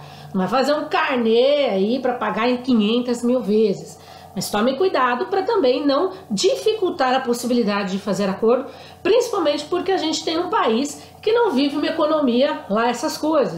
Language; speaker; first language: Portuguese; native; Portuguese